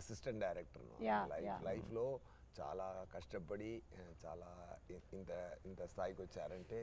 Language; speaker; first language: Telugu; non-native, fluent; Tamil